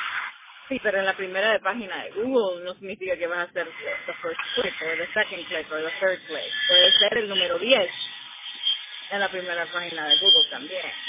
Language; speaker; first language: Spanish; native; Spanish